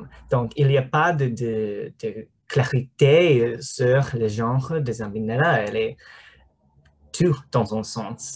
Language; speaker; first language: French; non-native, learner; English